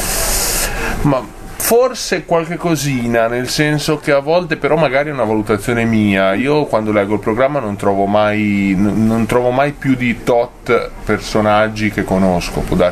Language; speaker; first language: Italian; native; Italian